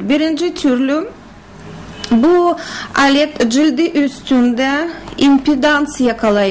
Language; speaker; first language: Turkish; non-native, learner; Russian